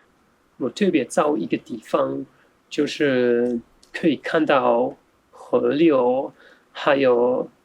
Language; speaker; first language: Chinese; non-native, fluent; German